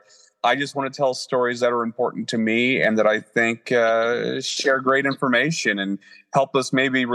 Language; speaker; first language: English; native; English